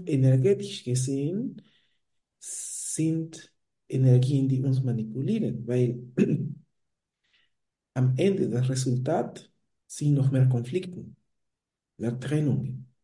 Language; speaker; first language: German; non-native, fluent; Spanish